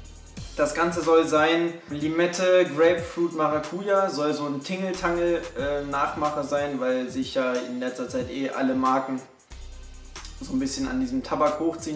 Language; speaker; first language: German; native; German